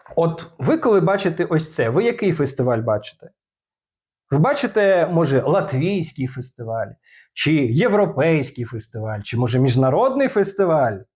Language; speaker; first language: Ukrainian; non-native, local second language; Russian